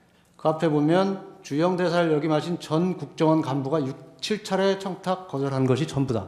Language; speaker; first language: Korean; native; Korean